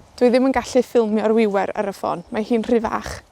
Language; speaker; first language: Welsh; native; Welsh